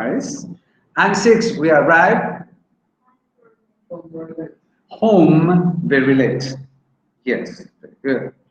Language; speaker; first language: English; non-native, fluent; Spanish